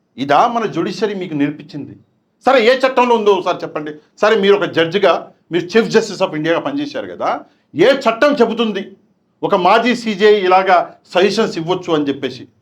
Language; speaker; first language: Telugu; non-native, local second language; Urdu